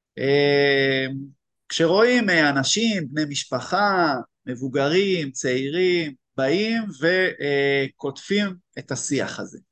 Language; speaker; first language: Hebrew; native; Hebrew